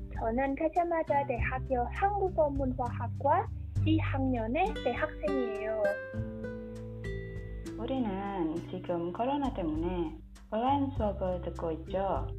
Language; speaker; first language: Korean; non-native, learner; Indonesian